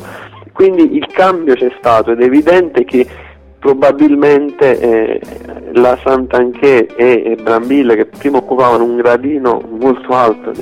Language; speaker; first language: Italian; native; Italian